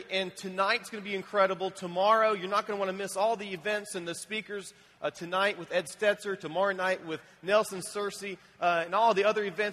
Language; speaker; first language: English; native; English